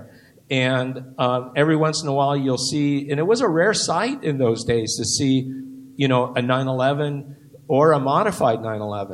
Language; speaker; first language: English; native; English